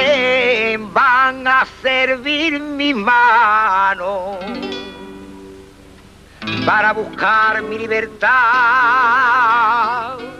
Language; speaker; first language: Spanish; native; Spanish